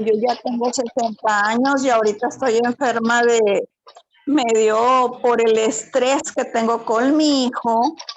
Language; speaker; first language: Spanish; native; Spanish